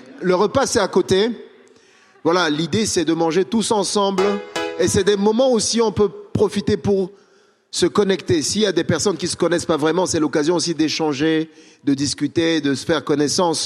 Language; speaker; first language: French; native; French